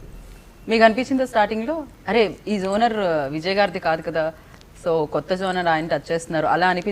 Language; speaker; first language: Telugu; native; Telugu